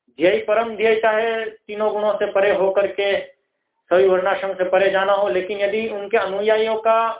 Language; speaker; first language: Hindi; non-native, local second language; Gujarati